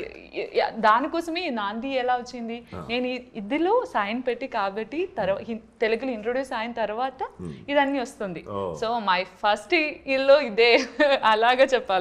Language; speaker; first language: Telugu; non-native, learner; Malayalam